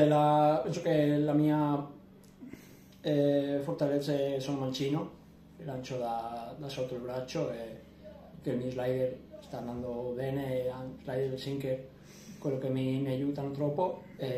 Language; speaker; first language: Italian; non-native, learner; Spanish